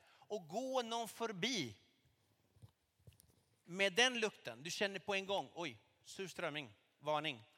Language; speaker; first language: Swedish; non-native, fluent; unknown